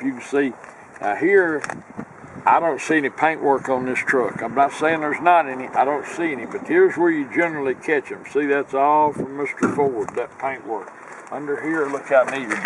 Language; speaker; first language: English; native; English